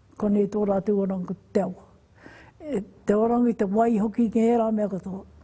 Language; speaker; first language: Māori; native; Māori